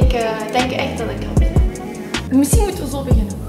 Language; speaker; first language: Dutch; early bilingual, other home language; Turkish